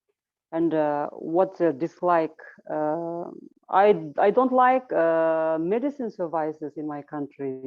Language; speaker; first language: English; non-native, learner; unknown